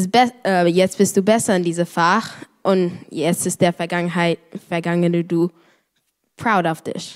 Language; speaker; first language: German; non-native, learner; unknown